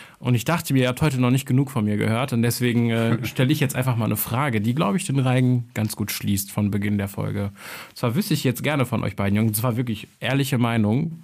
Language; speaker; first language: German; early bilingual, other home language; Albanian